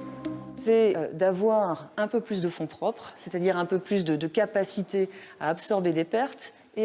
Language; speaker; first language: French; native; French